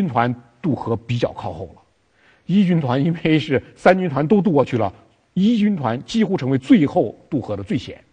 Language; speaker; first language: Chinese; native; Chinese